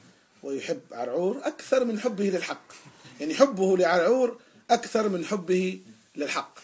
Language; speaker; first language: Arabic; native; Arabic